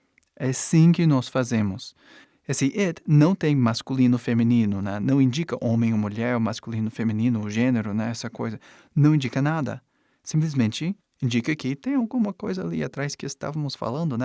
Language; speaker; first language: Portuguese; non-native, fluent; English